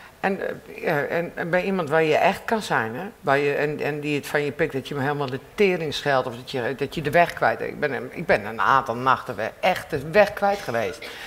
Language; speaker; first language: Dutch; non-native, local second language; Western Frisian